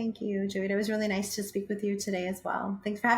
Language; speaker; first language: English; native; English